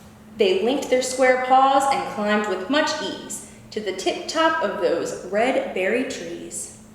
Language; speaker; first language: English; native; English